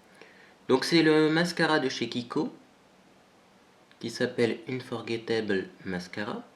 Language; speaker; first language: French; native; French